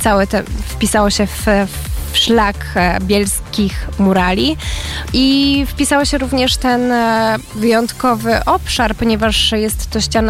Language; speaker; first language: Polish; native; Polish